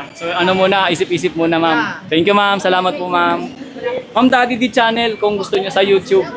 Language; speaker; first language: Filipino; native; Filipino